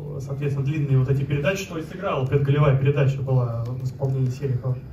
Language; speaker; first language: Russian; native; Russian